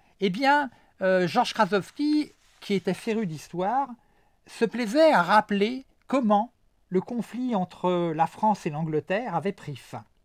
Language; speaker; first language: French; native; French